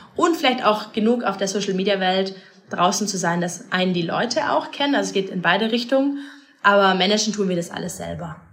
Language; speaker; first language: German; native; German